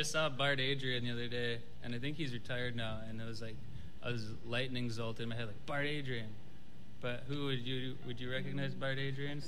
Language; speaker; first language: English; native; English